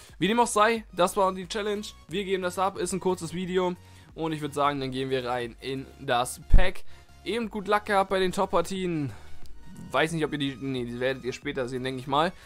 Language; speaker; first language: German; native; German